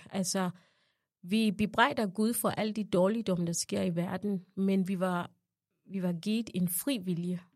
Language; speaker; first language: Danish; non-native, fluent; Ganda